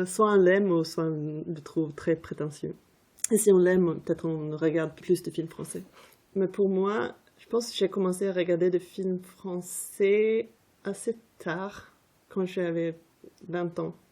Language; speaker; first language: French; non-native, fluent; Swedish